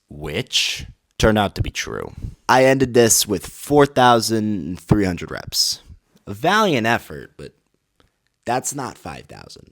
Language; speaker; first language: English; native; English